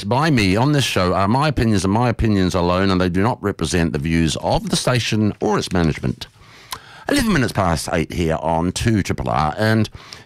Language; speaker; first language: English; native; English